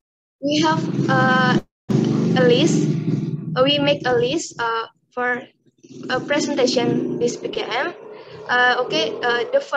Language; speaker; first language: English; non-native, learner; Indonesian